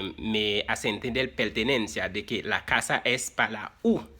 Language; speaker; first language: Spanish; non-native, fluent; Haitian Creole